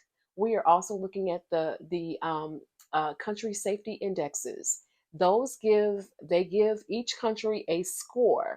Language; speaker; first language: English; native; English